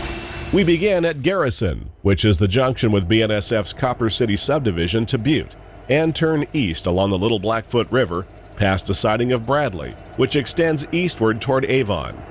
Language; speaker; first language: English; native; English